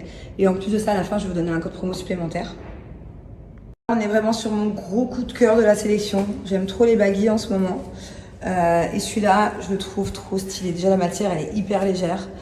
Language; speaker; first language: French; native; French